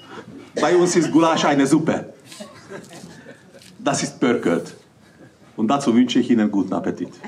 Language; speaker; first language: German; non-native, fluent; Hungarian